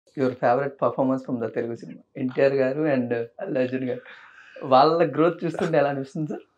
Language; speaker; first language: Telugu; native; Telugu